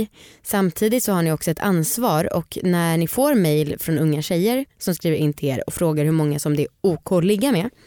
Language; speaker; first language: Swedish; native; Swedish